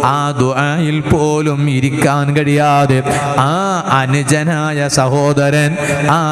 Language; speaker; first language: Malayalam; non-native, local second language; Kannada